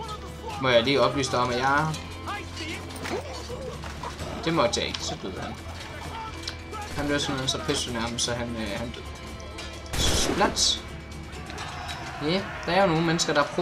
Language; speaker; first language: Danish; native; Danish